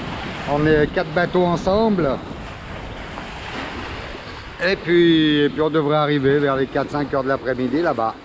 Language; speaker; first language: French; native; French